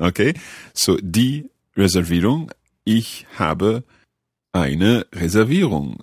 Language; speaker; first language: German; non-native, learner; English